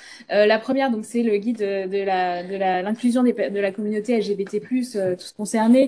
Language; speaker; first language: French; native; French